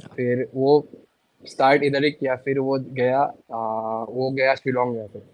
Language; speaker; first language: Hindi; non-native, local second language; Assamese